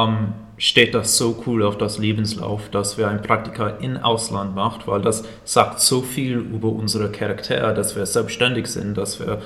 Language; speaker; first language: German; non-native, fluent; English